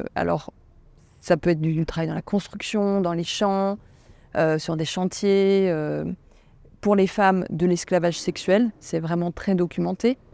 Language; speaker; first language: French; native; French